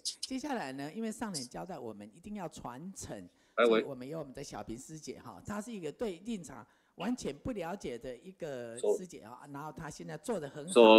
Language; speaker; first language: Chinese; native; Chinese